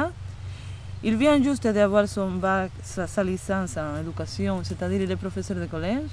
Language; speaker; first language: French; non-native, fluent; Spanish